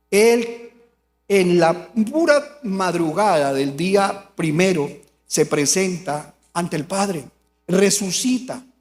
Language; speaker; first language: Spanish; native; Spanish